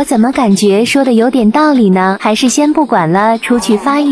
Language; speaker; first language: Chinese; native; Chinese